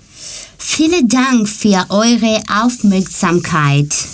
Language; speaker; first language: German; non-native, learner; Greek